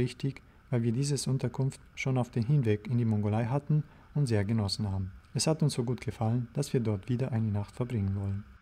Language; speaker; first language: German; native; German